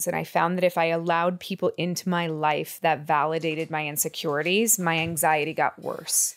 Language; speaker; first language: English; native; English